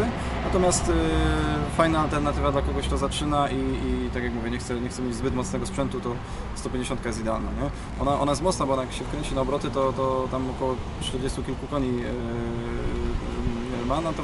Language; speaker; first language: Polish; native; Polish